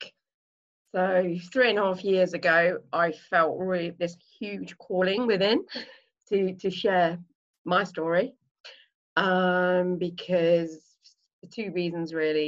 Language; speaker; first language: English; native; English